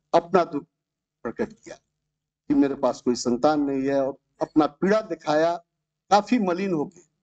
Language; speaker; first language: Hindi; non-native, local second language; Bhojpuri